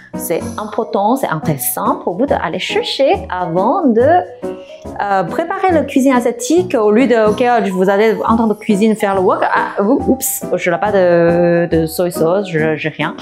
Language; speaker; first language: French; non-native, fluent; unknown